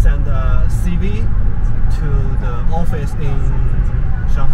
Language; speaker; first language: English; non-native, learner; Chinese